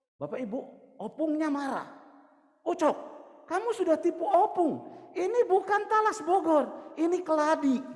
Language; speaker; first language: Indonesian; native; Indonesian